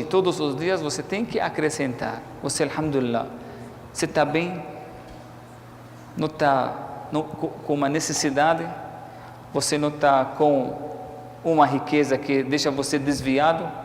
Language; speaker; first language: Portuguese; non-native, fluent; Arabic